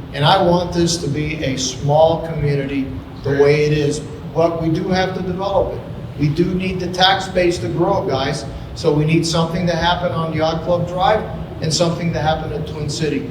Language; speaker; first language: English; non-native, fluent; Spanish